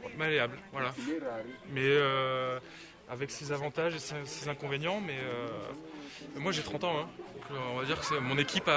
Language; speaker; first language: French; native; French